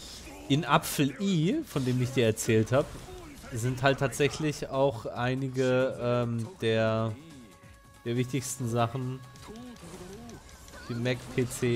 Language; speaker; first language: German; native; German